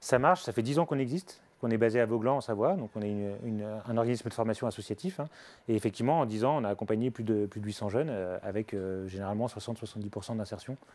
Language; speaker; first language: French; native; French